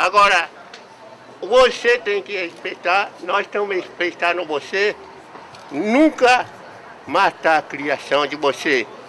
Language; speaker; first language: Portuguese; non-native, local second language; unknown